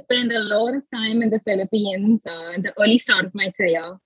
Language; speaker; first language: English; non-native, local second language; Hindi